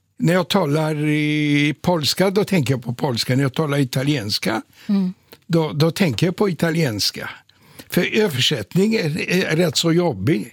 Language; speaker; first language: Swedish; non-native, fluent; Polish